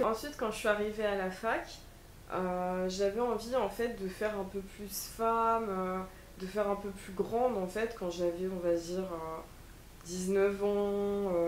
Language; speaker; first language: French; native; French